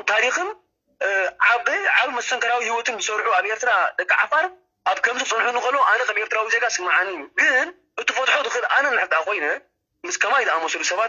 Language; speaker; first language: Tigrinya; non-native, local second language; Afar